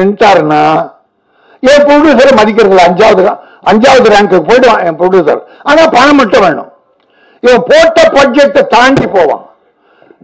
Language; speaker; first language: Tamil; native; Tamil